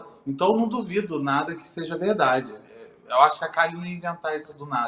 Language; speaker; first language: Portuguese; native; Portuguese